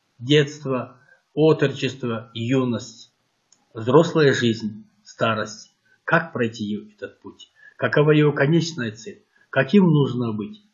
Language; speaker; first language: Russian; non-native, local second language; Kyrgyz